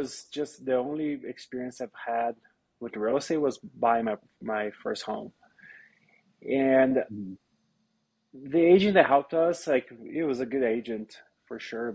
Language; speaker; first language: English; non-native, fluent; Portuguese